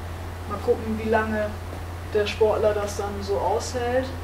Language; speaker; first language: German; native; German